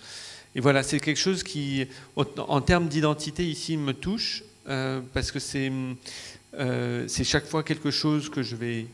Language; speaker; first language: French; non-native, local second language; Arabic